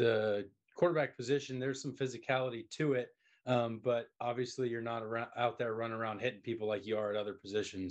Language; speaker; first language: English; native; English